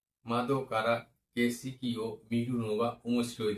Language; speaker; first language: Japanese; non-native, learner; Bangla